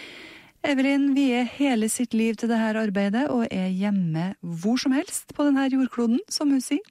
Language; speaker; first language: Norwegian; native; Norwegian